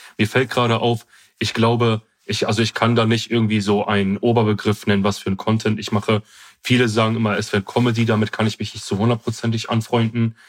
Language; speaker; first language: German; early bilingual, other home language; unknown